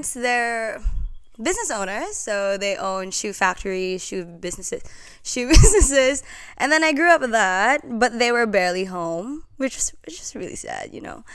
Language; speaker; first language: English; non-native, local second language; Filipino